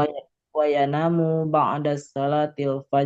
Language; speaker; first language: Arabic; non-native, learner; Indonesian